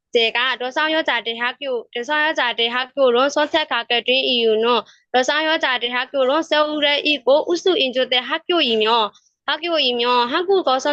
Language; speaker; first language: Korean; non-native, learner; Burmese